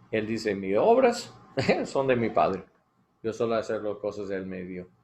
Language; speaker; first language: Spanish; non-native, learner; English